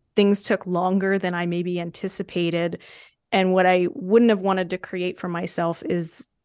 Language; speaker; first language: English; native; English